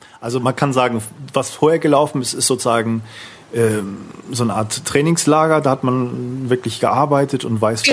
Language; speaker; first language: German; native; German